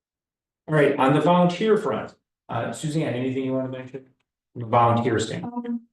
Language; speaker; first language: English; native; English